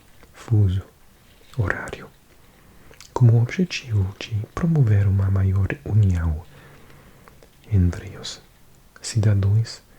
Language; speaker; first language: Portuguese; non-native, learner; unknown